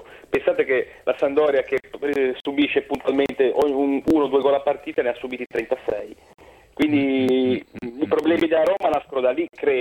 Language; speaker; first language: Italian; native; Italian